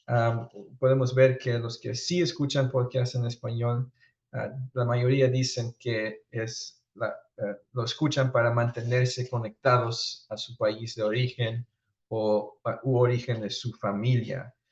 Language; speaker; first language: Spanish; early bilingual, heritage; Spanish